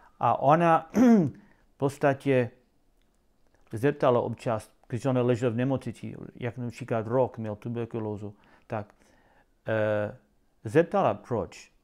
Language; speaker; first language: Czech; non-native, learner; English